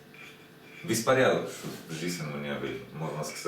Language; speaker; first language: Russian; non-native, learner; Spanish